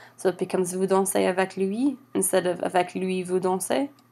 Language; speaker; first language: French; non-native, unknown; English